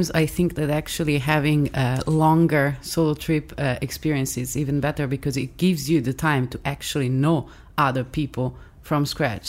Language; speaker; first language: English; non-native, fluent; Italian